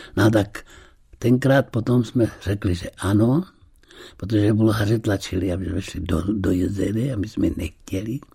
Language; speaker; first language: Czech; early bilingual, heritage; Czech